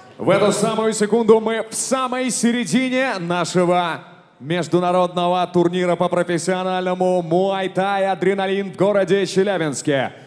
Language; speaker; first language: Russian; native; Russian